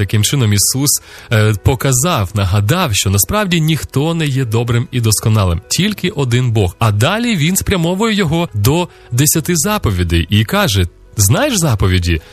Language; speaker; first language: Ukrainian; native; Ukrainian